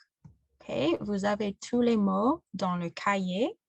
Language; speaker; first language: French; non-native, fluent; English